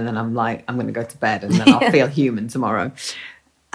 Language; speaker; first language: English; native; English